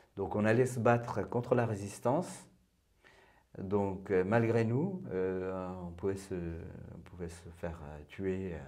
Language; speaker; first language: French; non-native, fluent; Persian